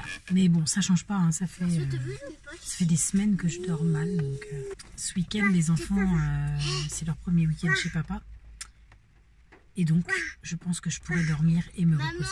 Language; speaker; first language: French; native; French